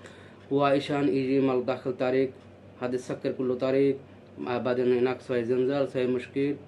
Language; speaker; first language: Arabic; non-native, learner; Bangla